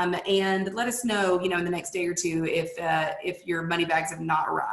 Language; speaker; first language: English; native; English